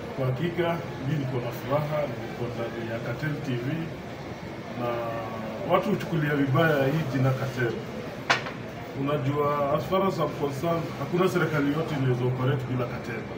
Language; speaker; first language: Swahili; non-native, local second language; Luyia